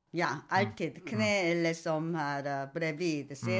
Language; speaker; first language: Swedish; non-native, fluent; Korean